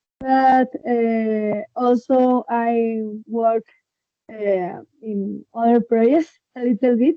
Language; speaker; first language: English; non-native, learner; Spanish